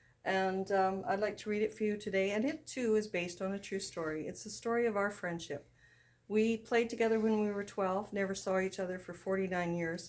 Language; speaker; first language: English; native; English